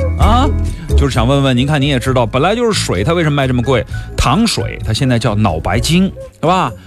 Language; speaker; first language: Chinese; native; Chinese